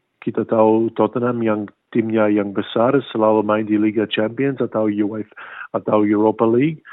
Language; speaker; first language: Indonesian; early bilingual, heritage; English